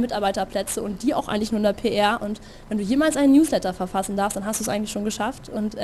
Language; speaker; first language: German; native; German